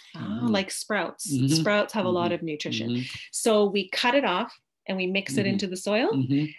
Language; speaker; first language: English; native; English